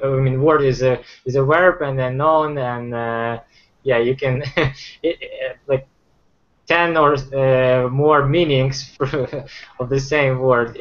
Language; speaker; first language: English; non-native, fluent; Ukrainian